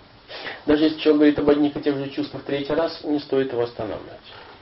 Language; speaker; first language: Russian; native; Russian